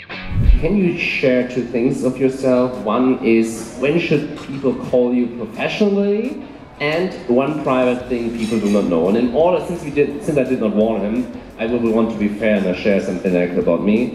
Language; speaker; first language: English; non-native, fluent; German